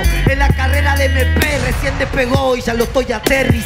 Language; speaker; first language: Spanish; native; Spanish